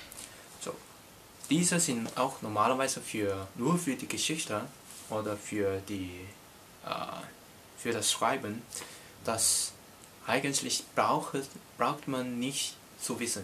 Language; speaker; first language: German; non-native, learner; Cantonese